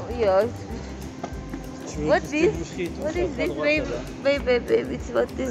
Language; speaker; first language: English; non-native, learner; Indonesian